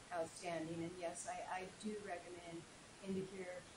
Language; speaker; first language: English; native; English